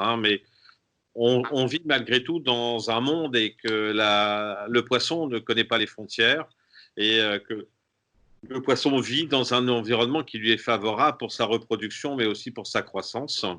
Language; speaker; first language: French; native; French